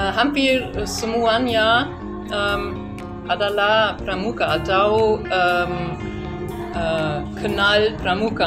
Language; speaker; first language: Indonesian; non-native, learner; German